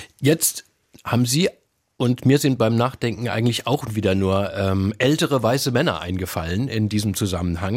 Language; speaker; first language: German; native; German